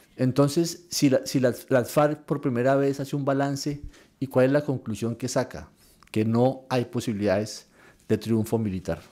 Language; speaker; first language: Spanish; native; Spanish